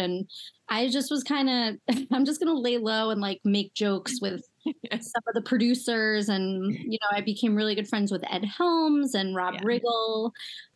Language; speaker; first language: English; native; English